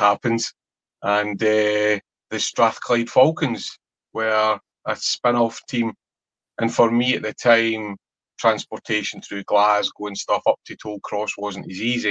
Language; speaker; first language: English; native; English